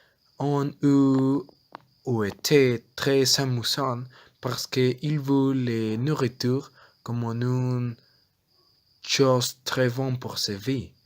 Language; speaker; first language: French; non-native, learner; Spanish